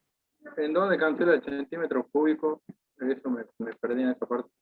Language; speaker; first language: Spanish; native; Spanish